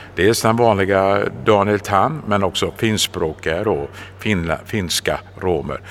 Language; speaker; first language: Swedish; native; Swedish